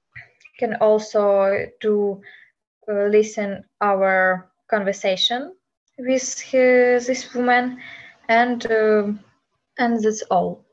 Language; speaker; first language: English; non-native, learner; Ukrainian